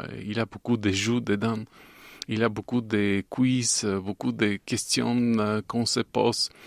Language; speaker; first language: French; non-native, fluent; Bulgarian